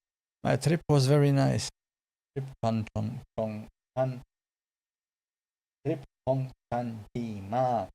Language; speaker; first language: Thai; non-native, learner; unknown